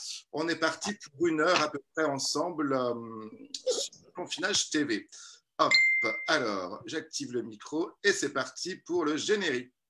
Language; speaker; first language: French; native; French